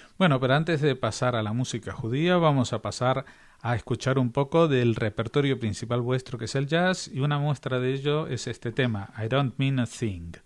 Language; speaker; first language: Spanish; native; Spanish